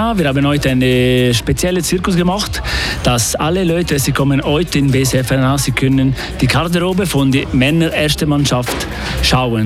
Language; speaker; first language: German; non-native, local second language; French